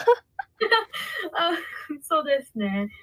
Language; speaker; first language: Japanese; non-native, learner; English